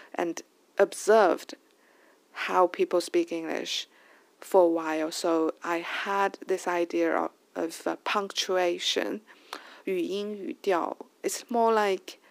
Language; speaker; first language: English; non-native, fluent; Chinese